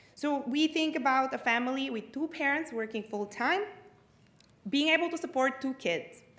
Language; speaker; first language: English; non-native, fluent; Bulgarian